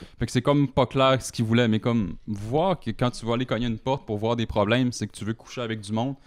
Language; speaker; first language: French; native; French